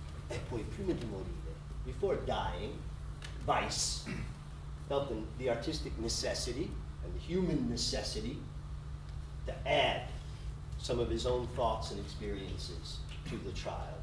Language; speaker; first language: English; non-native, fluent; Italian